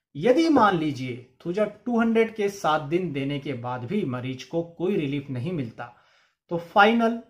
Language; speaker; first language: Hindi; native; Hindi